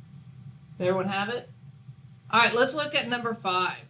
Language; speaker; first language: English; native; English